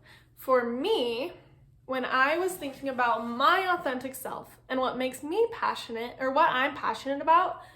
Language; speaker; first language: English; native; English